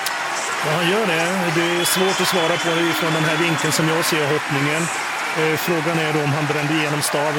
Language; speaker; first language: Swedish; native; Swedish